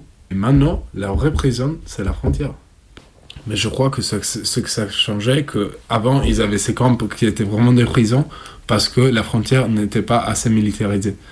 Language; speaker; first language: French; non-native, fluent; Italian